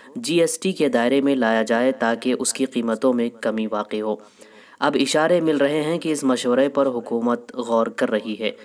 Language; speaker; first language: Urdu; native; Urdu